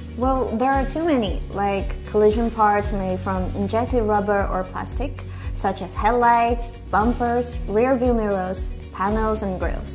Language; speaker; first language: English; non-native, fluent; Chinese